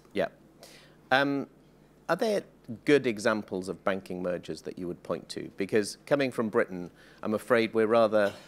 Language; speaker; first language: English; native; English